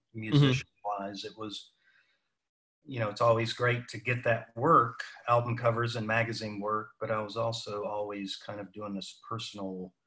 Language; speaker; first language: English; native; English